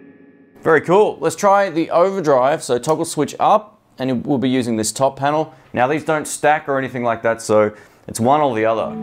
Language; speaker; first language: English; native; English